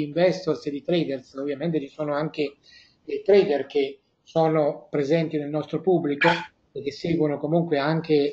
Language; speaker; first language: Italian; native; Italian